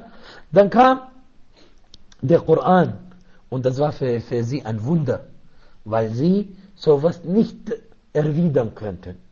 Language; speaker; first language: German; non-native, learner; Arabic